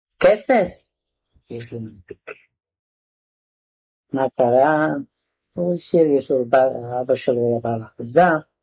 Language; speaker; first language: Hebrew; non-native, fluent; Hungarian